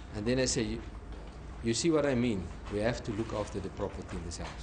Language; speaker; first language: English; non-native, local second language; Afrikaans